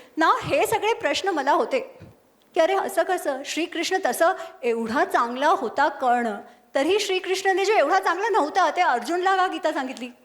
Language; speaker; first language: Marathi; non-native, local second language; Gujarati